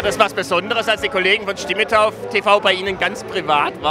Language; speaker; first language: German; native; German